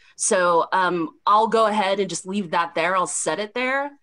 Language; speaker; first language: English; native; English